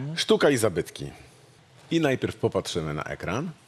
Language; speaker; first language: Polish; native; Polish